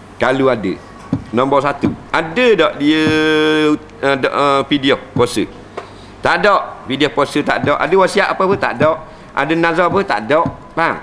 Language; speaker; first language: Malay; native; Malay